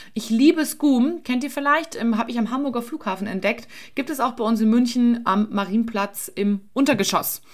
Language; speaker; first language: German; native; German